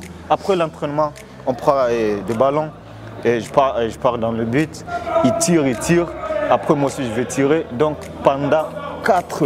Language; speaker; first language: French; non-native, local second language; Rundi